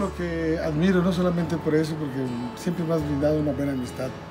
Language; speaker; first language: Spanish; native; Spanish